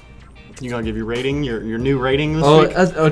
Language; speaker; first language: English; native; English